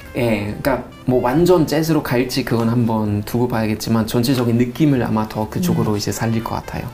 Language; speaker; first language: Korean; non-native, fluent; German